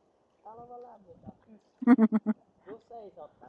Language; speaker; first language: Finnish; native; Finnish